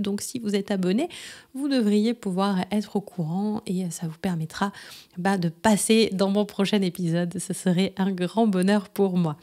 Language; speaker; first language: French; native; French